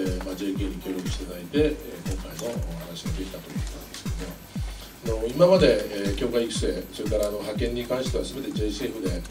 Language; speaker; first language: Japanese; native; Japanese